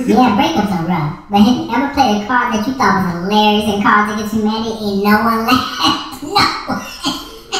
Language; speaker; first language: English; native; English